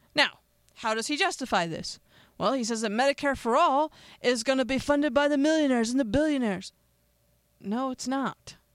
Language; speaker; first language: English; native; English